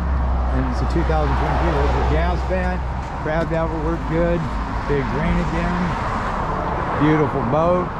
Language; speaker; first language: English; native; English